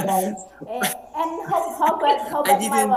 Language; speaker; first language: English; non-native, learner; Indonesian